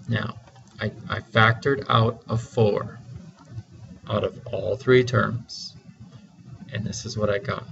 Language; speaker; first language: English; native; English